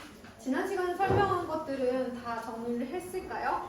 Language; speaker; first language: Korean; native; Korean